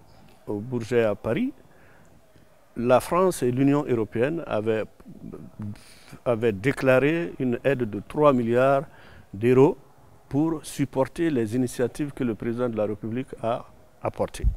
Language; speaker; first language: French; non-native, local second language; Susu